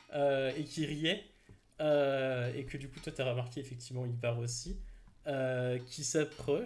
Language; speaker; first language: French; native; French